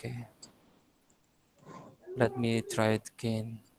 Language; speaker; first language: English; non-native, fluent; Indonesian